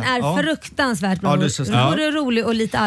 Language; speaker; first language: Swedish; native; Swedish